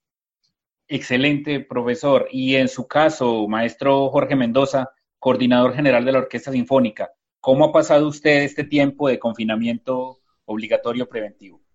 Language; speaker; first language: Spanish; native; Spanish